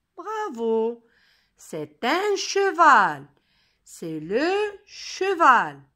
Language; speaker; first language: French; non-native, local second language; Arabic